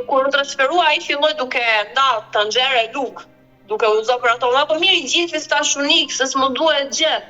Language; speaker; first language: Albanian; early bilingual, other home language; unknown